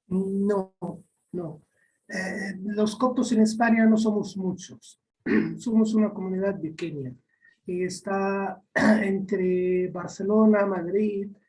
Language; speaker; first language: Spanish; non-native, fluent; Arabic